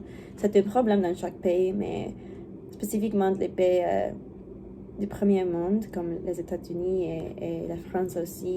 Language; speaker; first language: French; non-native, learner; English